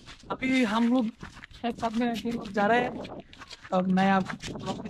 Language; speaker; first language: Hindi; non-native, learner; Bangla